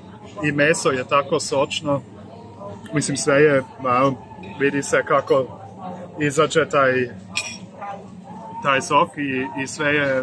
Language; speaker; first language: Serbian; non-native, fluent; German